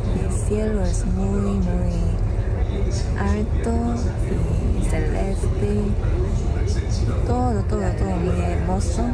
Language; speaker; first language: Spanish; non-native, learner; Korean